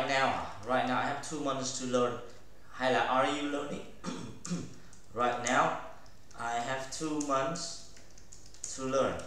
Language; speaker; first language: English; non-native, fluent; Vietnamese